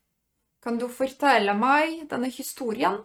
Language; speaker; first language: Norwegian; non-native, fluent; Polish